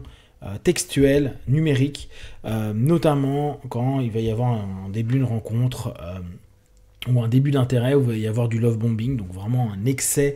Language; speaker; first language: French; native; French